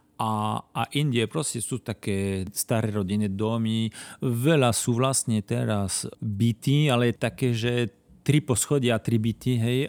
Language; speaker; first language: Slovak; non-native, fluent; French